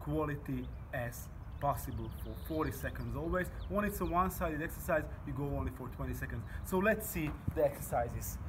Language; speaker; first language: English; non-native, fluent; Slovak